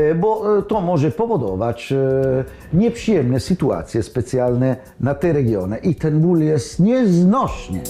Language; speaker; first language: Polish; non-native, learner; Italian